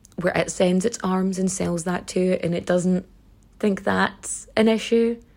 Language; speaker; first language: English; native; English